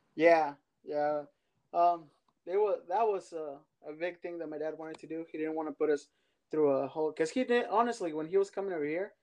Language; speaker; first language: English; early bilingual, other home language; Spanish